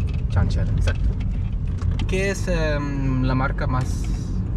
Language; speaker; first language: Spanish; non-native, fluent; English